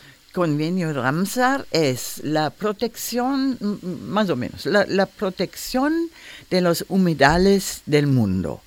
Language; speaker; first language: Spanish; non-native, learner; German